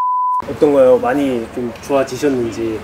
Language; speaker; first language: Korean; native; Korean